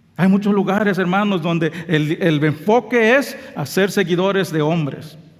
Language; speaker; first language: Spanish; non-native, local second language; English